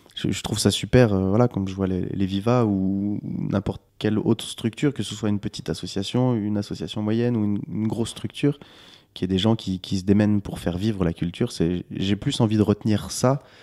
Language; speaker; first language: French; native; French